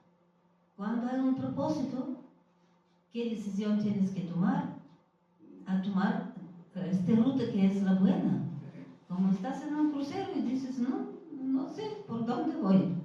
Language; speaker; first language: Spanish; non-native, fluent; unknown